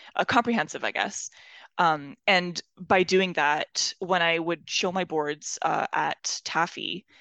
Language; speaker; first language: English; non-native, fluent; Persian